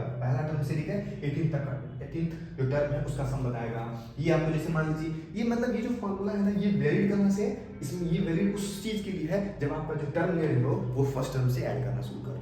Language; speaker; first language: Hindi; native; Hindi